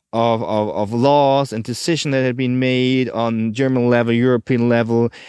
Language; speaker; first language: English; non-native, fluent; German